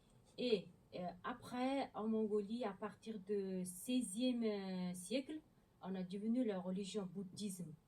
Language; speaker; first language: French; non-native, learner; Mongolian